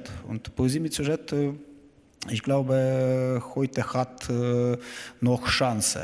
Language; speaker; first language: German; non-native, learner; Ukrainian